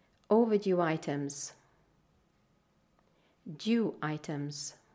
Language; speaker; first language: English; non-native, fluent; Hungarian